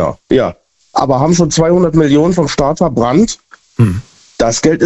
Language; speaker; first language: German; native; German